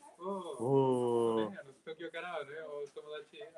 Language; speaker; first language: Japanese; non-native, learner; Spanish